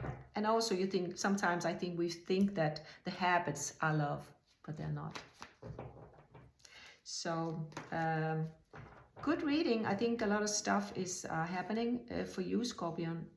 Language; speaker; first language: English; non-native, fluent; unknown